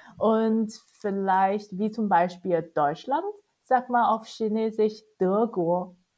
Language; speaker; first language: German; non-native, fluent; Chinese